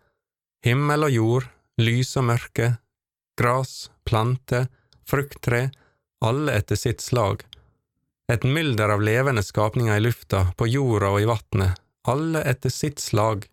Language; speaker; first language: Norwegian; native; Norwegian